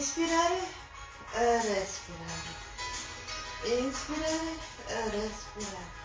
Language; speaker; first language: Italian; non-native, learner; Russian